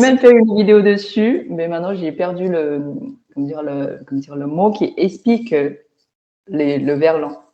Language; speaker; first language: French; non-native, fluent; Chinese